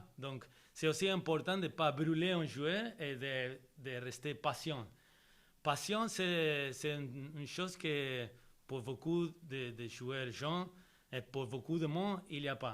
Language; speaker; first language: French; non-native, fluent; Spanish